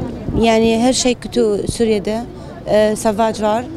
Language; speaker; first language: Turkish; non-native, learner; Arabic